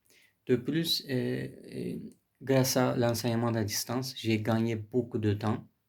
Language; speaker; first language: French; non-native, learner; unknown